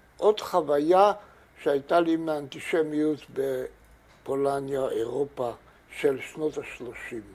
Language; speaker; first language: Hebrew; native; Hebrew